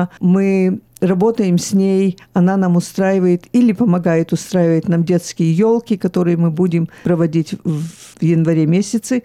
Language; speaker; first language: Russian; early bilingual, heritage; Russian